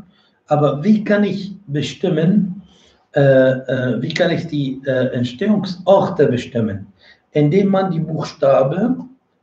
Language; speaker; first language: German; non-native, fluent; Arabic